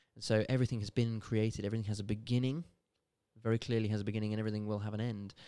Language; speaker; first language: English; native; English